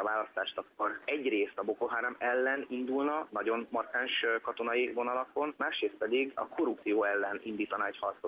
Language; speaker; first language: Hungarian; native; Hungarian